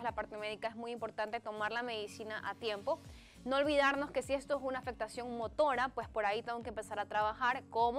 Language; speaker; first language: Spanish; native; Spanish